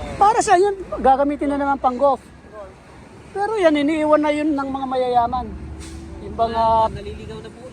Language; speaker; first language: Filipino; native; Filipino